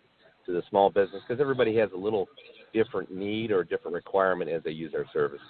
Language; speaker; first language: English; native; English